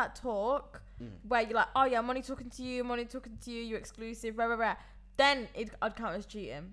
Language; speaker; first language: English; native; English